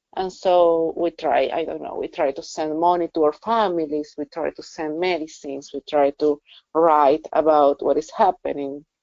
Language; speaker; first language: English; non-native, fluent; Spanish